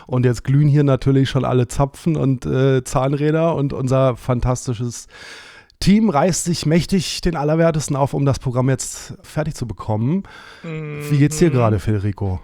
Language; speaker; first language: German; native; German